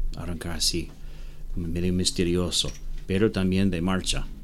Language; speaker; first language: Spanish; non-native, learner; English